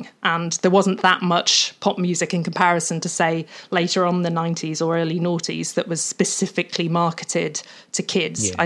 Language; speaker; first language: English; native; English